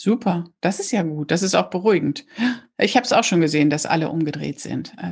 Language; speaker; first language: German; native; German